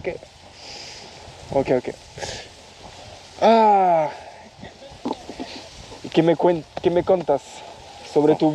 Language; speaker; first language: Spanish; non-native, learner; French